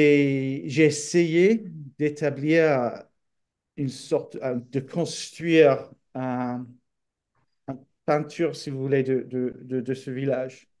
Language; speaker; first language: French; non-native, fluent; English